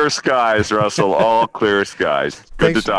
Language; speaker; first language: English; native; English